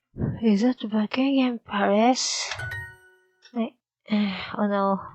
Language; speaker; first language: English; non-native, learner; Japanese